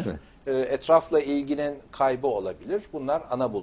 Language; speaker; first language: Turkish; native; Turkish